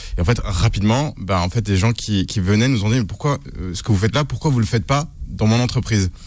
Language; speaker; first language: French; native; French